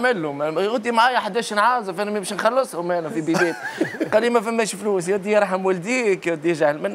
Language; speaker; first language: Arabic; native; Arabic